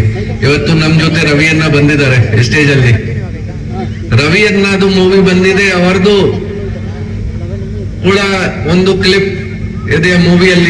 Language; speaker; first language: Kannada; non-native, local second language; Hindi